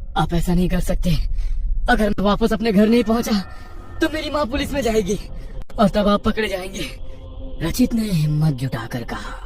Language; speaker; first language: Hindi; native; Hindi